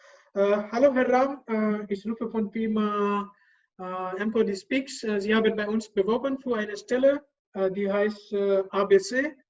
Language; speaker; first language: German; non-native, learner; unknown